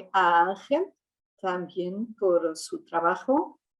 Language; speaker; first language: Spanish; non-native, fluent; Italian